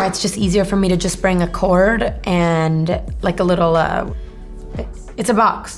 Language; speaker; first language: English; native; English